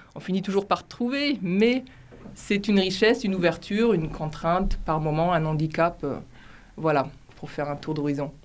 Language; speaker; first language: French; non-native, fluent; German